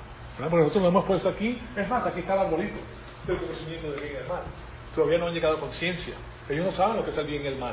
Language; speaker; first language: Spanish; native; Spanish